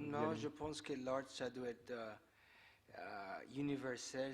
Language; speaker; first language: French; non-native, fluent; English